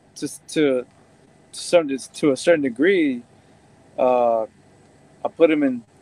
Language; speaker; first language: English; native; English